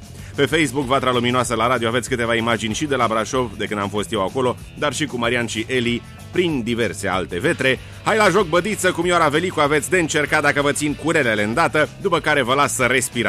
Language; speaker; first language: Romanian; native; Romanian